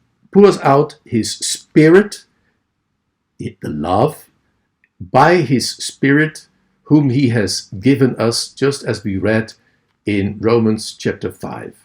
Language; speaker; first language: English; non-native, fluent; Dutch